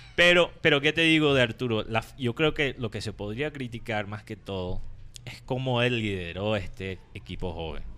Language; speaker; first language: Spanish; non-native, fluent; English